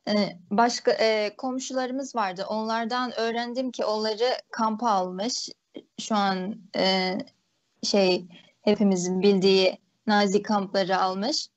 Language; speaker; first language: Turkish; early bilingual, other home language; Uyghur